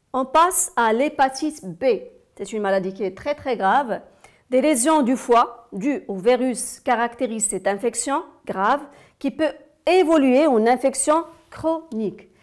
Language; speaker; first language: French; non-native, local second language; Arabic